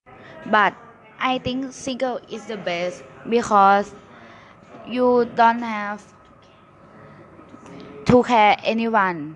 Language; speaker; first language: English; non-native, learner; Thai